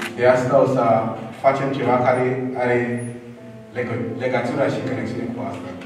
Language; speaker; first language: Romanian; non-native, learner; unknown